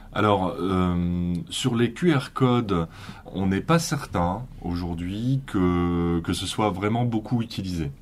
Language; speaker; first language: French; native; French